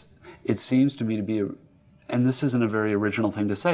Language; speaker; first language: English; native; English